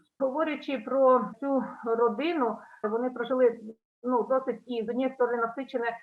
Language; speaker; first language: Ukrainian; native; Ukrainian